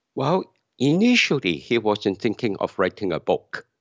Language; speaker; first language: English; non-native, local second language; Cantonese